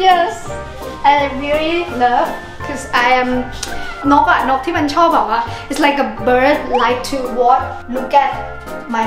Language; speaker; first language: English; non-native, learner; Thai